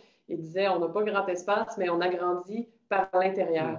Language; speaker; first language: French; native; French